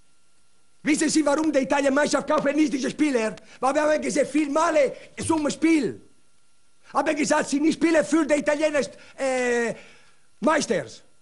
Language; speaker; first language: German; non-native, learner; Italian